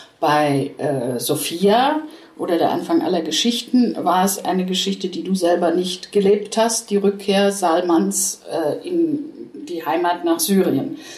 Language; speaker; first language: German; native; German